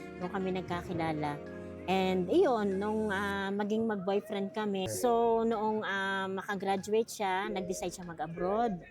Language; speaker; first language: Filipino; native; Filipino